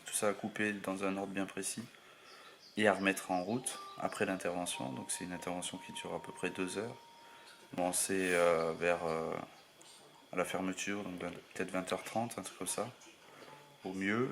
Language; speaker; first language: French; native; French